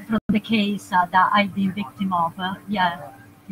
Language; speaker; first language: English; non-native, fluent; Italian